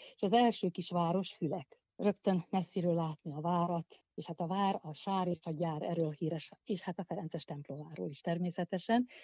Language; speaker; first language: Hungarian; native; Hungarian